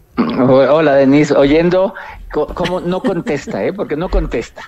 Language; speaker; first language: Spanish; native; Spanish